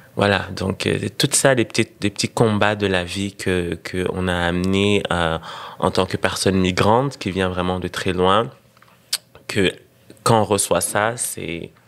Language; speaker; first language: French; non-native, local second language; Rundi